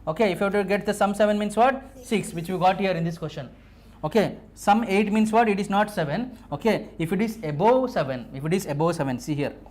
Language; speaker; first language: English; non-native, local second language; Telugu